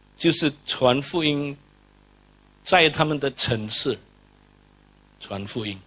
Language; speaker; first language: Chinese; non-native, fluent; Indonesian